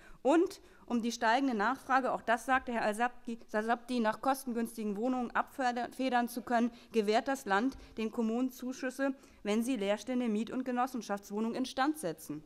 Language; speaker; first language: German; native; German